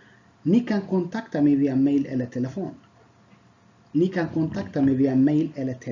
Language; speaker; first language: Swedish; non-native, fluent; Tigrinya